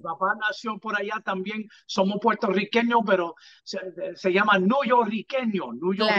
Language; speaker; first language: Spanish; early bilingual, heritage; English